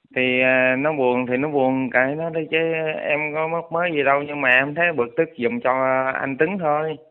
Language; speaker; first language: Vietnamese; native; Vietnamese